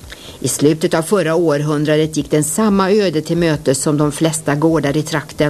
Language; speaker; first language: Swedish; native; Swedish